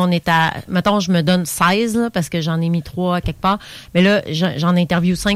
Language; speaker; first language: French; native; French